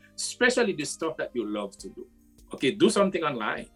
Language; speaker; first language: English; non-native, fluent; Haitian Creole